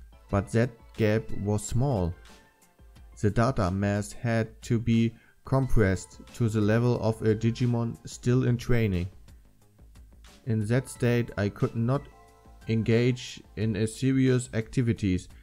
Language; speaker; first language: English; non-native, fluent; German